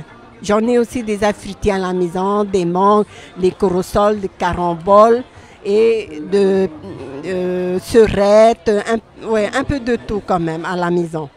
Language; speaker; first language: French; non-native, local second language; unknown